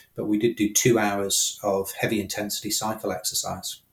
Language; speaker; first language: English; native; English